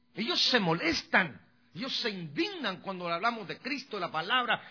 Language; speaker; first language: Spanish; native; Spanish